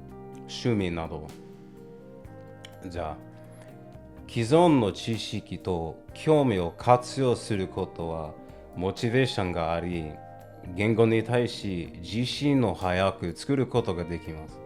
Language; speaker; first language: Japanese; non-native, learner; English